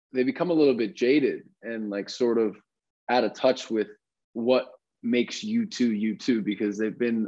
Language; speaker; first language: English; native; English